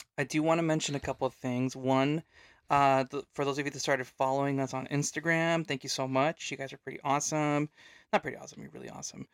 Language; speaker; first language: English; native; English